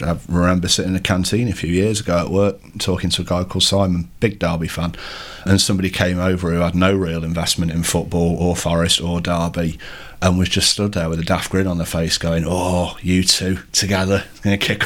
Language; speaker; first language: English; native; English